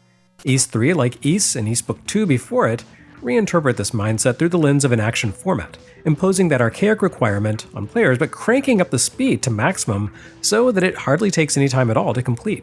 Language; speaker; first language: English; native; English